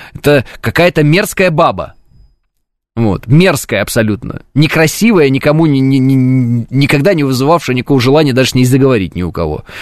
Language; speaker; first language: Russian; native; Russian